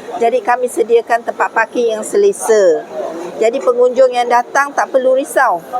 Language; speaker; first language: Malay; native; Malay